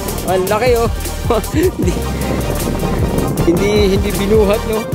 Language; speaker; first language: Filipino; native; Filipino